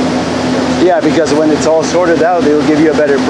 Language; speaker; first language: English; non-native, local second language; French